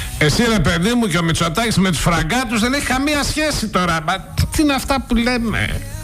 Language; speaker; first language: Greek; native; Greek